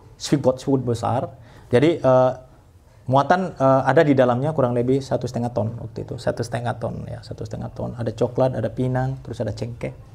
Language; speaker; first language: Indonesian; non-native, local second language; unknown